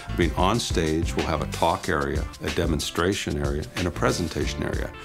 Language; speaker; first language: English; native; English